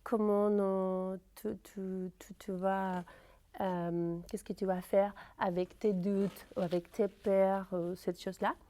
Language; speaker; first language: French; non-native, fluent; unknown